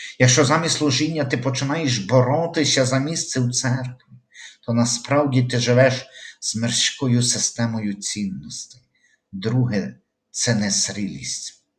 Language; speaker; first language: Ukrainian; native; Ukrainian